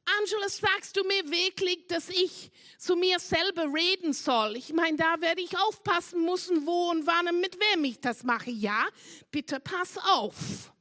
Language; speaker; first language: German; non-native, fluent; English